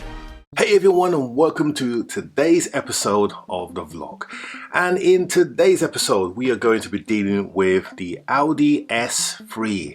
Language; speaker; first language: English; native; English